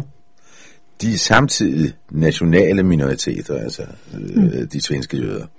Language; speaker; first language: Danish; non-native, fluent; Hebrew